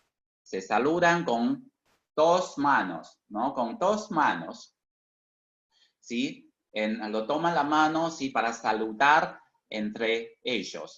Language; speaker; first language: Spanish; non-native, fluent; Chinese